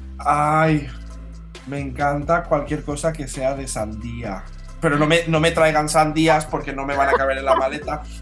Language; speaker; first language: Spanish; non-native, local second language; Catalan